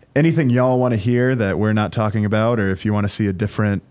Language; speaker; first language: English; native; English